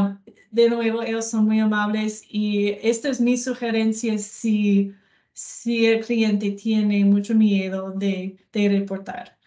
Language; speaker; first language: Spanish; non-native, learner; English